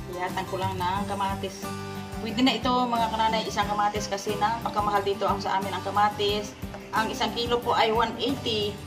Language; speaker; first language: Filipino; non-native, local second language; Cebuano